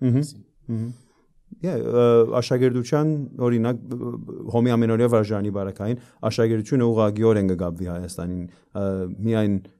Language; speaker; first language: Armenian; early bilingual, heritage; Armenian